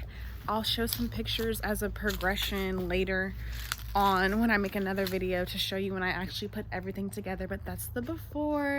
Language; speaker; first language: English; native; English